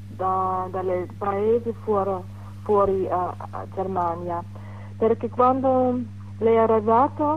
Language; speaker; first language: Italian; non-native, fluent; German